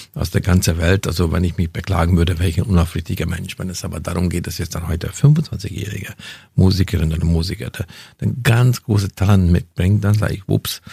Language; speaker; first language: German; non-native, fluent; Hungarian